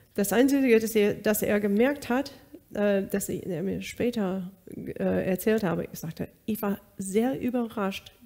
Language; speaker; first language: German; non-native, fluent; English